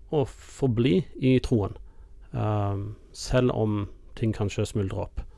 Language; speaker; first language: Norwegian; non-native, fluent; English